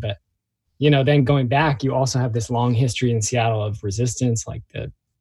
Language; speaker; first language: English; native; English